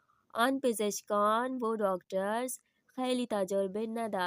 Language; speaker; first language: Persian; non-native, fluent; Urdu